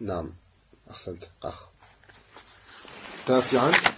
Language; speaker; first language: Arabic; non-native, fluent; French